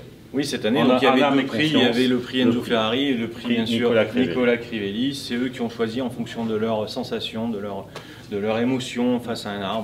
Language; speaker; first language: French; native; French